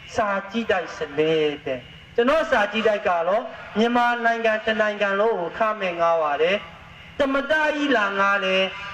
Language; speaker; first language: Burmese; native; Burmese